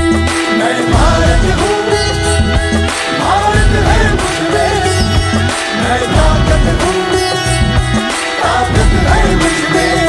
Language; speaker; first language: Hindi; non-native, local second language; Telugu